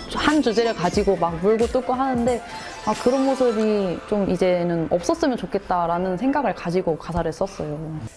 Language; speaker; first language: Korean; native; Korean